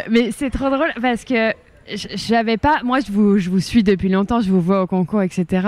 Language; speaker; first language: French; native; French